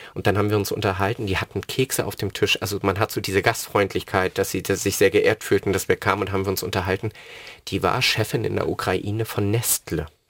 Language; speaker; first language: German; native; German